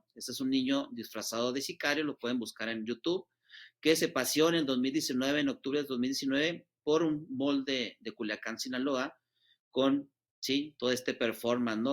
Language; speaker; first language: Spanish; native; Spanish